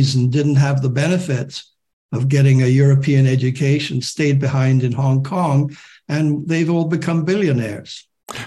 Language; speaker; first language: English; non-native, local second language; German